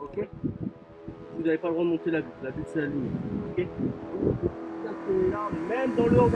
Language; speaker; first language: French; native; French